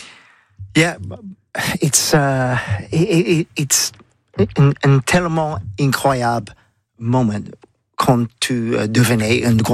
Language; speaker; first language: French; non-native, learner; English